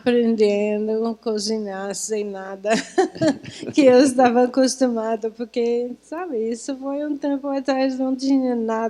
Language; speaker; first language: Portuguese; non-native, fluent; English